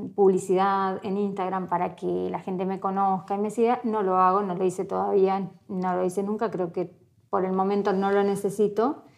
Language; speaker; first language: Spanish; native; Spanish